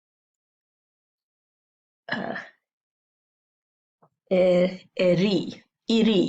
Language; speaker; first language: Albanian; non-native, learner; English